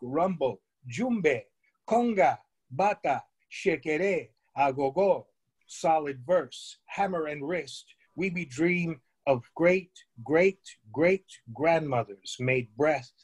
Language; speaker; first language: English; native; English